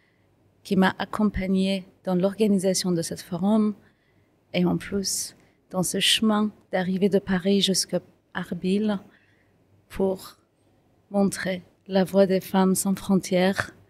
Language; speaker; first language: French; non-native, fluent; Kurdish